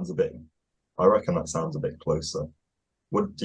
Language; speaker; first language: English; native; English